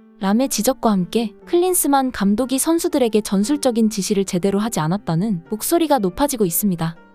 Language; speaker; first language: Korean; native; Korean